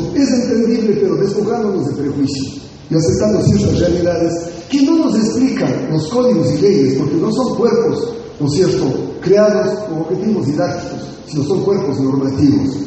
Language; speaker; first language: Spanish; native; Spanish